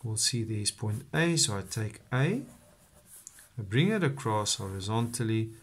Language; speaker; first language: English; non-native, local second language; Afrikaans